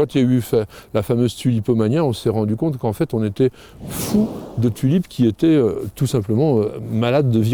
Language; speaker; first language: French; native; French